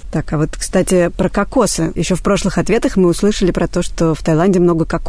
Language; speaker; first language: Russian; native; Russian